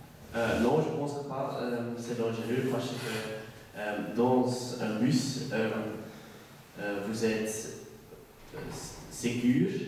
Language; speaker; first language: French; non-native, learner; Dutch